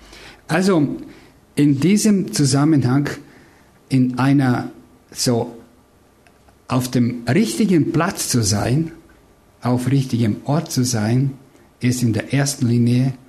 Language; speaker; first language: German; non-native, fluent; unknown